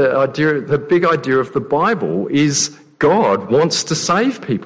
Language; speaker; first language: English; native; English